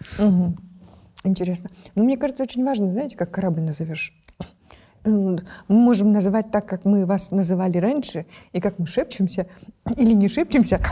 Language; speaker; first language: Russian; non-native, local second language; Kyrgyz